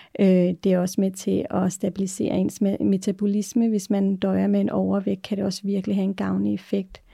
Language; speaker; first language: Danish; native; Danish